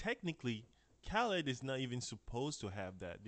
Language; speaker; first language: English; non-native, fluent; French